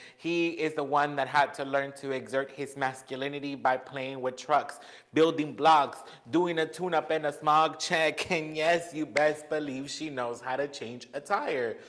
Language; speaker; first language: English; early bilingual, other home language; Spanish